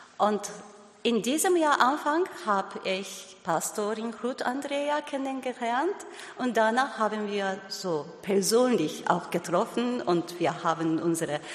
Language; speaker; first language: German; non-native, learner; Japanese